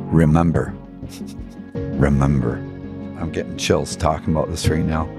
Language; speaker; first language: English; native; English